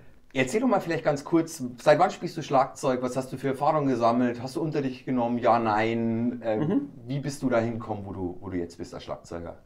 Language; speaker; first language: German; native; German